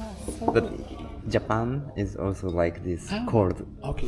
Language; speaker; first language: English; non-native, learner; Japanese